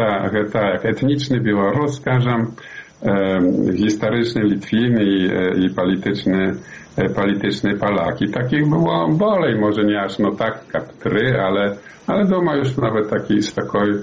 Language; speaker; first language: Polish; non-native, learner; Belarusian